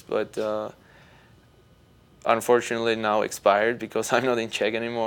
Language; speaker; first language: English; non-native, fluent; Czech